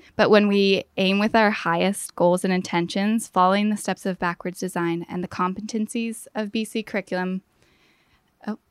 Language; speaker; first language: English; native; English